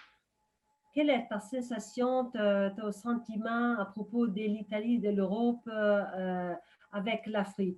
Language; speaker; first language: French; non-native, fluent; Italian